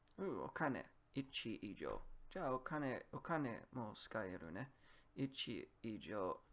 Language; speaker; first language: Japanese; non-native, learner; Polish